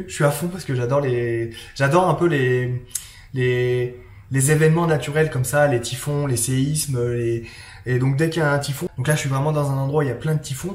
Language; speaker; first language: French; native; French